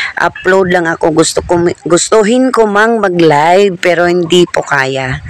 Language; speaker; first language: Filipino; non-native, local second language; Waray